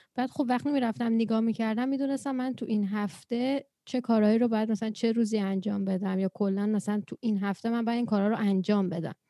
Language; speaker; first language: Persian; native; Persian